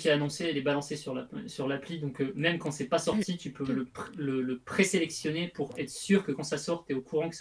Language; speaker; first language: French; native; French